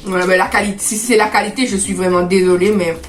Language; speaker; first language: French; native; French